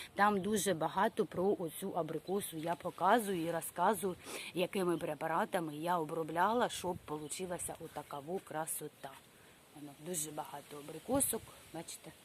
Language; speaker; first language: Ukrainian; non-native, local second language; Russian